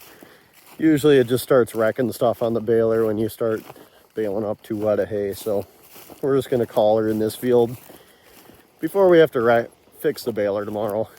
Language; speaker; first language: English; native; English